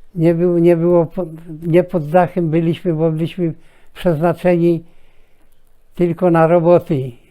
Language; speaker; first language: Polish; native; Polish